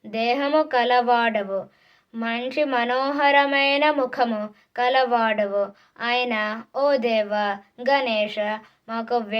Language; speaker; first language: Telugu; early bilingual, heritage; Telugu